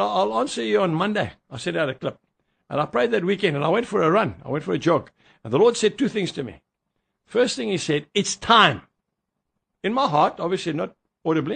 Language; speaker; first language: English; native; English